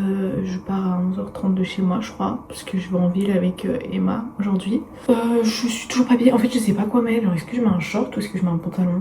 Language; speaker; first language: French; native; French